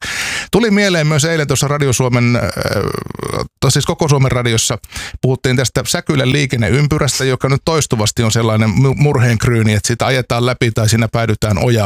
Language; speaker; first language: Finnish; native; Finnish